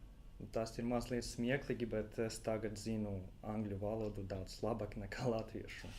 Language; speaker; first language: Latvian; non-native, local second language; Russian